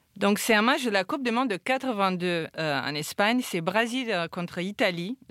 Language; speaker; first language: French; non-native, fluent; Romanian